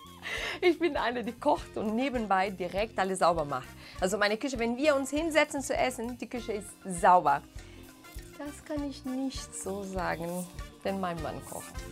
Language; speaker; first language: German; non-native, fluent; Portuguese